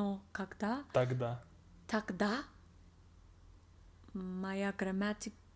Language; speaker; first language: Russian; non-native, learner; English